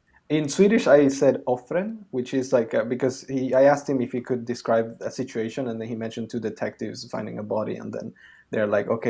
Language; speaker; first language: English; non-native, fluent; Spanish